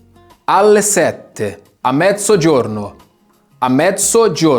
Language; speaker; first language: Italian; non-native, fluent; Portuguese